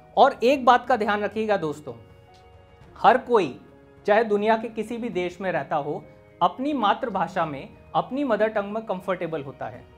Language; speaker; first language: Hindi; native; Hindi